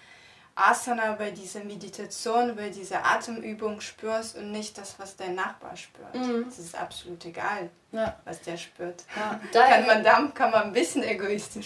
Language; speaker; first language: German; non-native, fluent; Russian